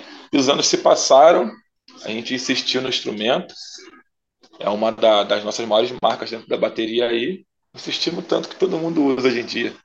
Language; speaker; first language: Portuguese; native; Portuguese